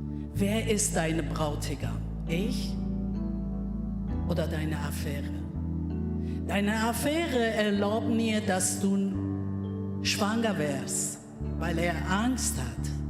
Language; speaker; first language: German; non-native, learner; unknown